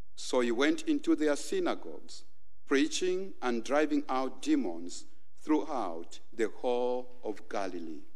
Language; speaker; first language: English; non-native, local second language; Bemba